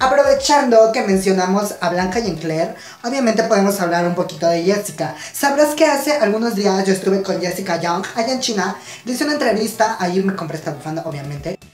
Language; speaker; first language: Spanish; native; Spanish